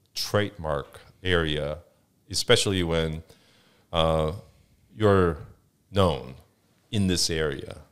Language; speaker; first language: English; non-native, fluent; Korean